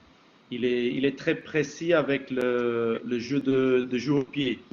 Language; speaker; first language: French; non-native, fluent; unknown